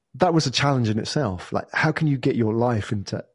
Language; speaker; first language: English; native; English